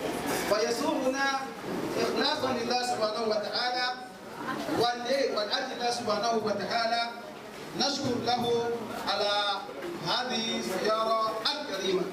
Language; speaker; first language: Arabic; non-native, fluent; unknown